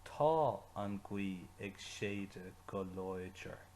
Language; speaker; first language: Irish; non-native, local second language; English